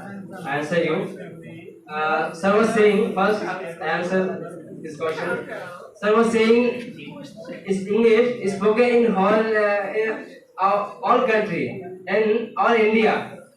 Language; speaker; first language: English; non-native, learner; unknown